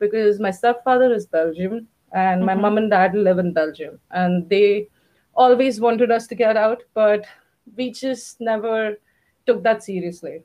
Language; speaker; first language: English; non-native, local second language; Hindi